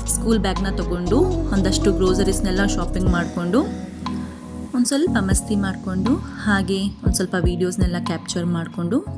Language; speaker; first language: Kannada; native; Kannada